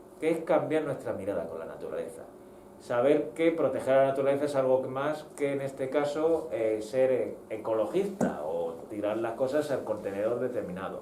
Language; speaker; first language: Spanish; native; Spanish